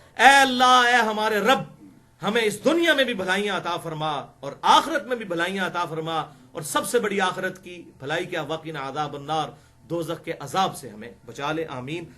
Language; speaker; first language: Urdu; non-native, local second language; Punjabi